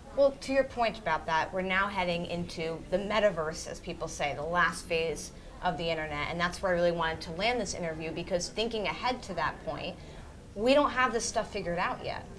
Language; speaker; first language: English; native; English